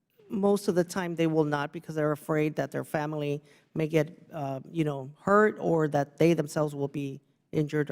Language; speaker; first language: English; native; English